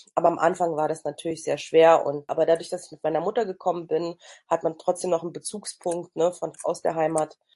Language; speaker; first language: German; early bilingual, other home language; Russian